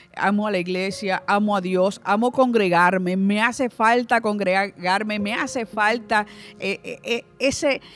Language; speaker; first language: Spanish; native; Spanish